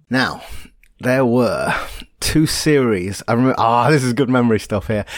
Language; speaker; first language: English; native; English